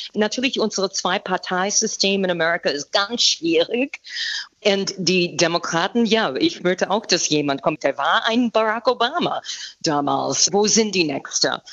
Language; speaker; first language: German; non-native, fluent; English